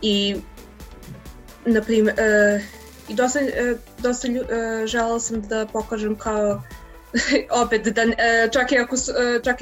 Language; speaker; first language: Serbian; early bilingual, heritage; English